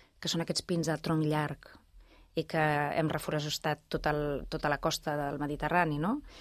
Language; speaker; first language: Catalan; non-native, local second language; Spanish